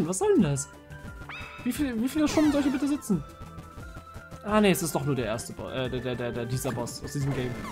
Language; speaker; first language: German; native; German